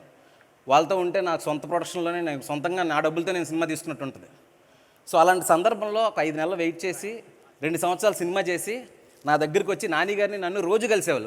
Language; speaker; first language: Telugu; native; Telugu